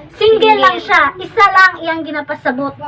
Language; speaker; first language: Cebuano; native; Cebuano